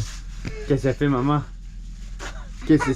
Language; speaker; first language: French; native; French